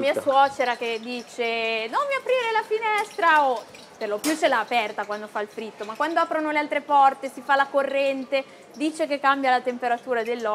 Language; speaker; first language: Italian; native; Italian